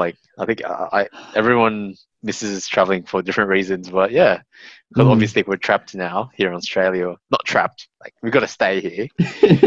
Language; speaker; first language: English; native; English